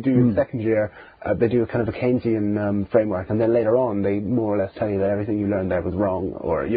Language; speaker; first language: English; native; English